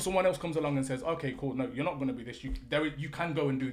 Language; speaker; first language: English; native; English